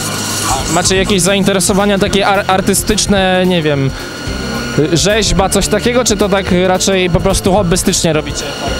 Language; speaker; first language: Polish; native; Polish